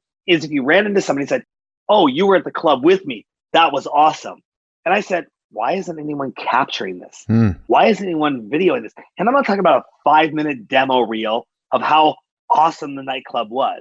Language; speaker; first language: English; native; English